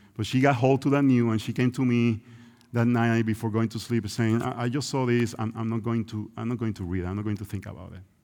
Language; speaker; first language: English; non-native, local second language; Spanish